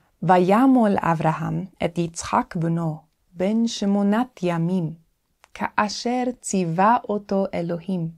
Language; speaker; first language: Hebrew; non-native, fluent; English